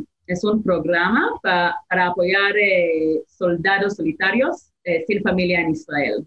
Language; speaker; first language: Spanish; non-native, fluent; Hebrew